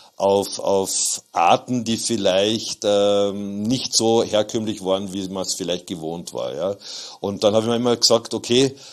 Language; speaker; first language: German; native; German